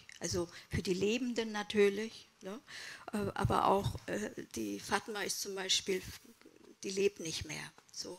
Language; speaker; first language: German; early bilingual, other home language; Kurdish